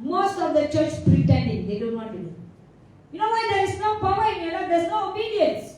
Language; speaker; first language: English; non-native, local second language; Tamil